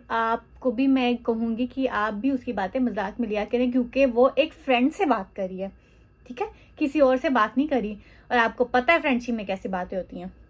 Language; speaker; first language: Urdu; native; Urdu